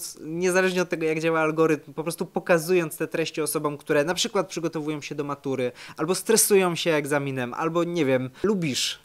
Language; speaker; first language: Polish; native; Polish